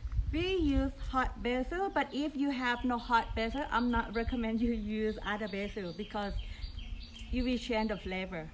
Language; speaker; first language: English; non-native, learner; Thai